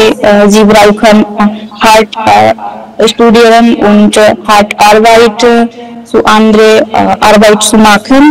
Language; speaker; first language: German; non-native, learner; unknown